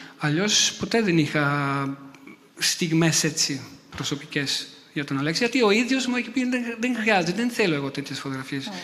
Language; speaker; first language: Greek; non-native, fluent; Italian